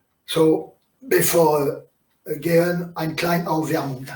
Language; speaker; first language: German; non-native, learner; French